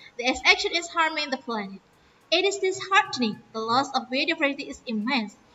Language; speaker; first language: English; non-native, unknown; Indonesian